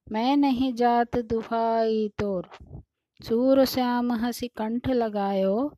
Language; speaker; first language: Hindi; non-native, local second language; Kannada